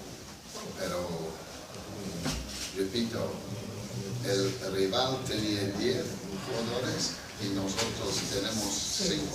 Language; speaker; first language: Spanish; non-native, fluent; English